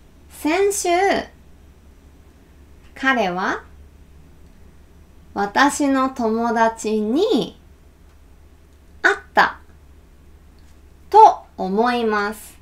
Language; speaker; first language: Japanese; non-native, learner; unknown